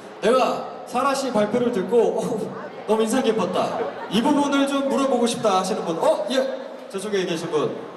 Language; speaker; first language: Korean; native; Korean